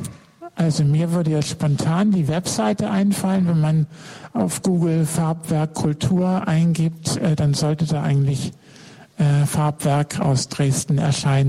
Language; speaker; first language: German; native; German